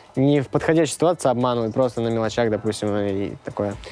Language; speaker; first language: Russian; native; Russian